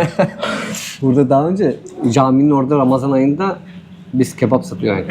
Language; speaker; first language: Turkish; native; Turkish